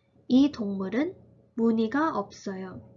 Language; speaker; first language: Korean; early bilingual, heritage; Korean